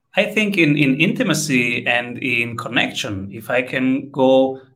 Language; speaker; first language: English; non-native, fluent; Italian